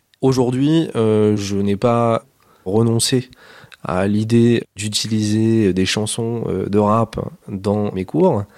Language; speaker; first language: French; native; French